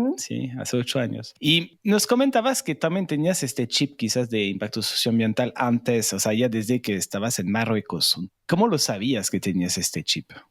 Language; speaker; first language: Spanish; non-native, fluent; French